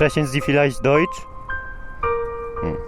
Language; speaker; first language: German; non-native, learner; Polish